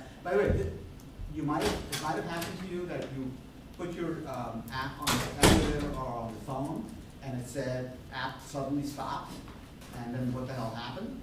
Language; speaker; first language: English; non-native, fluent; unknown